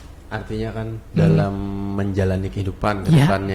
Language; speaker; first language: Indonesian; non-native, local second language; Banjar